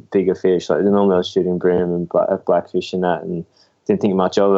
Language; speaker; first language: English; native; English